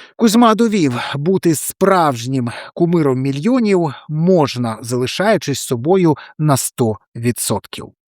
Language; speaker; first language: Ukrainian; native; Ukrainian